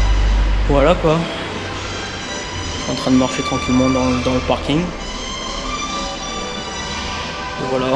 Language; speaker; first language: French; native; French